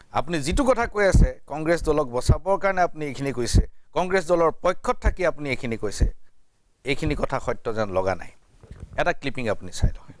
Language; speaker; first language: Assamese; native; Assamese